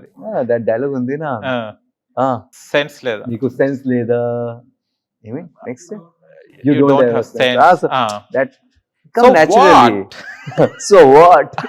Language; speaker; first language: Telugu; non-native, learner; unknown